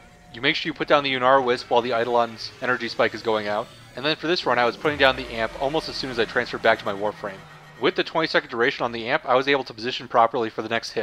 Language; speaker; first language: English; native; English